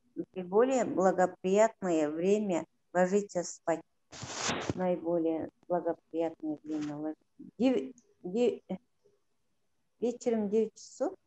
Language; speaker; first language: Russian; non-native, local second language; Kazakh